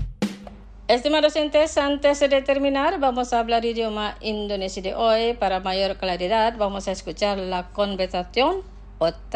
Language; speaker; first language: Spanish; non-native, fluent; Indonesian